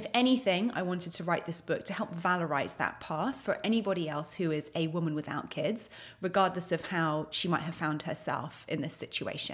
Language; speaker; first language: English; native; English